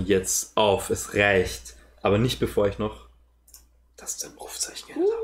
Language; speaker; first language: German; native; German